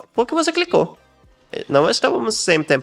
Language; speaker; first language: Portuguese; non-native, learner; English